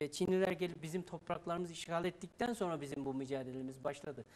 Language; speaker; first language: Turkish; non-native, fluent; Uyghur